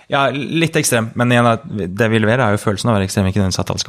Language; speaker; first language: Norwegian; native; Norwegian